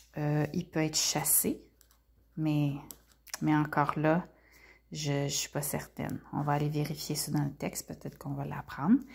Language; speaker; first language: French; native; French